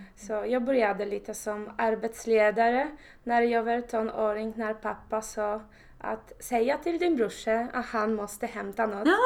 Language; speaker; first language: Swedish; non-native, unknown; Polish